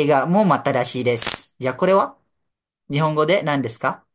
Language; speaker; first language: Japanese; non-native, fluent; Malay